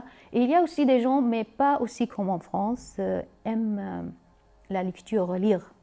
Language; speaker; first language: French; non-native, learner; Arabic